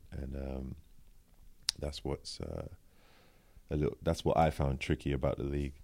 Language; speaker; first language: English; native; English